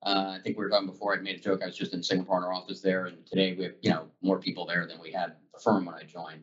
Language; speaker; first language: English; native; English